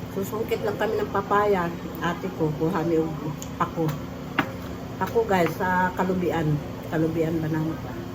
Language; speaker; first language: Filipino; non-native, local second language; Cebuano